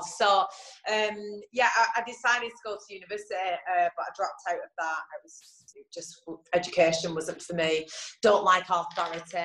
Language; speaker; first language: English; native; English